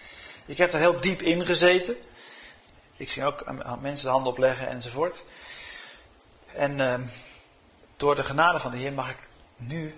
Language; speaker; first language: Dutch; native; Dutch